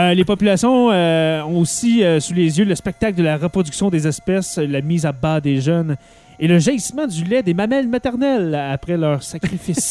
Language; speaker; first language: French; native; French